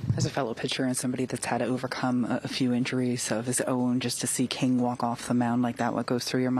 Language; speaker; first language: English; native; English